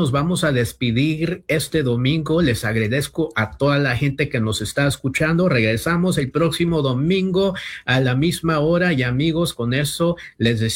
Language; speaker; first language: Spanish; early bilingual, heritage; Spanish